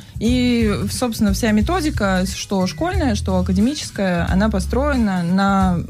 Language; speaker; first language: Russian; native; Russian